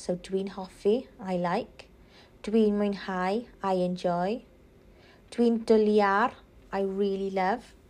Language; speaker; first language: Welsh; non-native, local second language; English